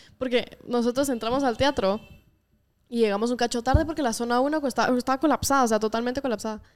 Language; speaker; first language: Spanish; native; Spanish